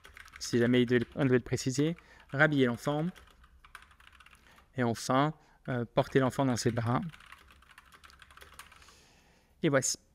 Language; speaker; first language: French; native; French